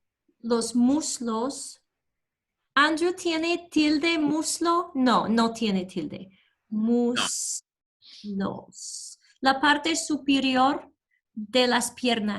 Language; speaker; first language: Spanish; non-native, learner; English